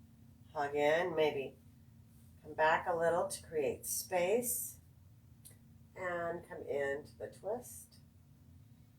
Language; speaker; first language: English; native; English